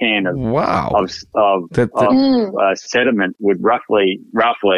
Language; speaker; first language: English; native; English